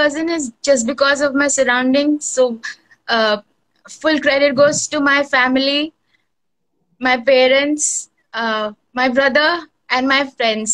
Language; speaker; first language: English; non-native, local second language; Bangla